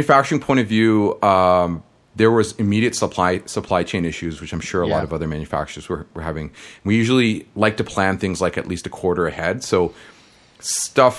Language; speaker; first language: English; native; English